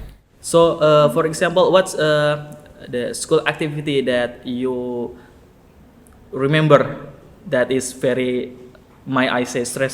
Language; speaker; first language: English; non-native, learner; Indonesian